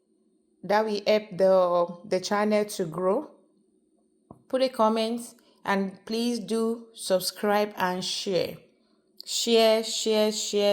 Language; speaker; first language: English; non-native, local second language; Yoruba